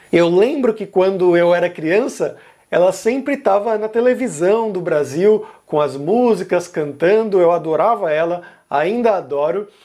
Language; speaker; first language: Portuguese; native; Portuguese